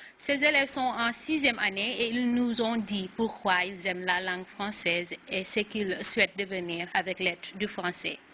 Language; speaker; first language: French; non-native, fluent; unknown